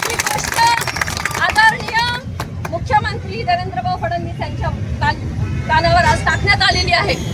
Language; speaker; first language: Marathi; native; Marathi